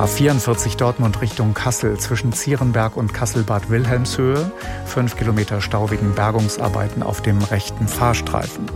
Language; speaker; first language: German; native; German